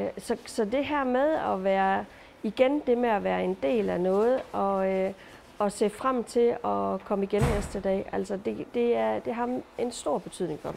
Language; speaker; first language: Danish; native; Danish